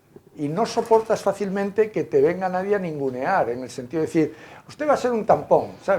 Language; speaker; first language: Spanish; native; Spanish